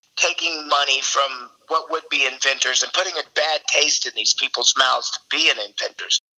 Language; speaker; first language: English; native; English